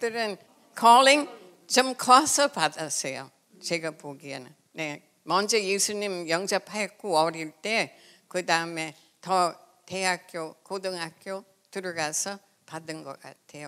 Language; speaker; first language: Korean; non-native, fluent; English